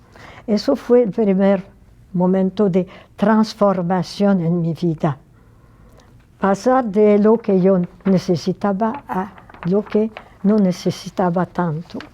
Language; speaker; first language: Spanish; non-native, fluent; French